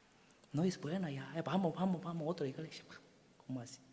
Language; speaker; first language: Spanish; non-native, learner; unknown